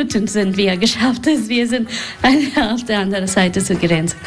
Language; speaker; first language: German; non-native, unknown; Persian